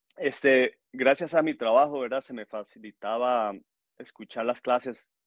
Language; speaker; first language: Spanish; native; Spanish